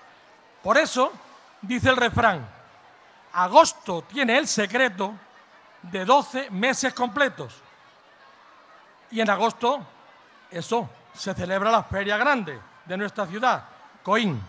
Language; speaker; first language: Spanish; native; Spanish